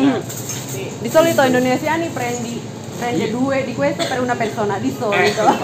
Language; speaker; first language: Italian; non-native, learner; Indonesian